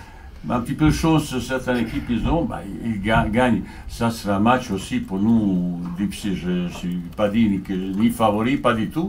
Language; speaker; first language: French; non-native, fluent; Bosnian